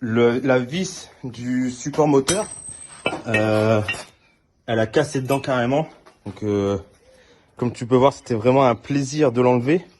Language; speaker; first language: French; native; French